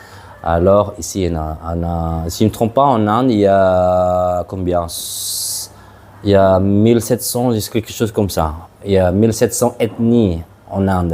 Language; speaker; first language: French; non-native, fluent; Madurese